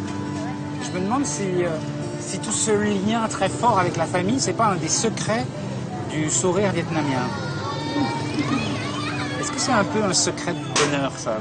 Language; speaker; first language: French; native; French